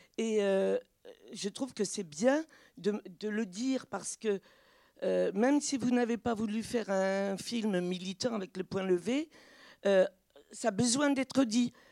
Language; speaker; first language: French; native; French